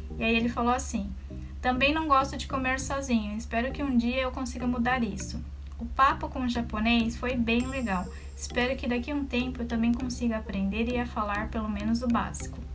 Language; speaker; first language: Portuguese; non-native, local second language; Japanese